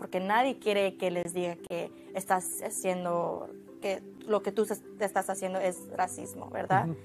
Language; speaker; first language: Spanish; early bilingual, heritage; Spanish